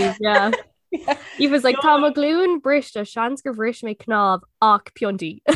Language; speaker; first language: Irish; non-native, local second language; English